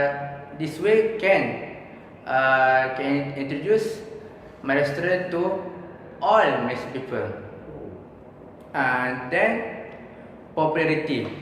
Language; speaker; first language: English; non-native, learner; Malay